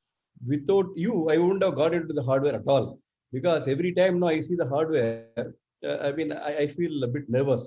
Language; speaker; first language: English; non-native, local second language; Tamil